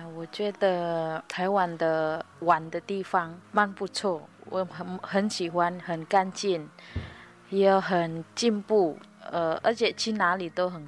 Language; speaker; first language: Chinese; non-native, learner; Indonesian